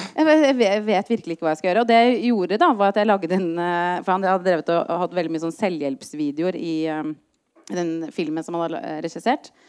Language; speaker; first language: Norwegian; native; Norwegian